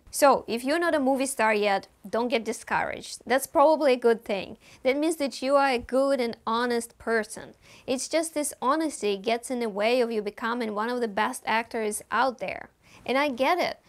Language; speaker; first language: English; non-native, fluent; Russian